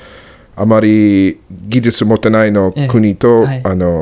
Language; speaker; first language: Japanese; non-native, learner; English